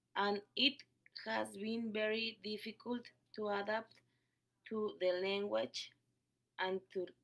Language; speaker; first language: English; non-native, learner; Spanish